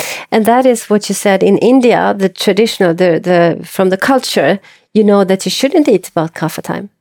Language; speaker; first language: English; non-native, fluent; Swedish